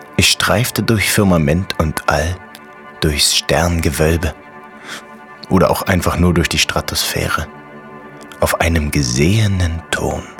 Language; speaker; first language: German; native; German